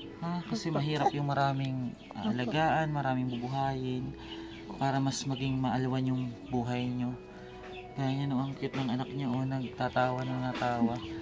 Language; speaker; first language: Filipino; native; Filipino